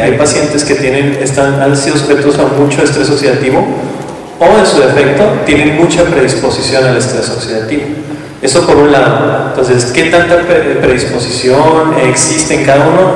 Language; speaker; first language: Spanish; native; Spanish